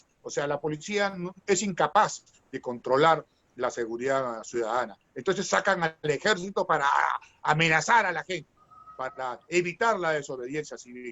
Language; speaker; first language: Spanish; native; Spanish